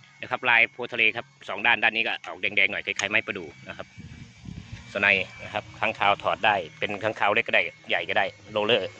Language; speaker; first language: Thai; native; Thai